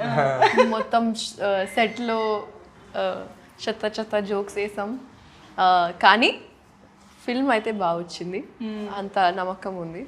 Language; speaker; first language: Telugu; non-native, local second language; Urdu